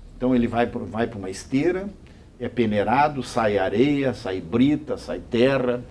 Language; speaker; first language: Portuguese; native; Portuguese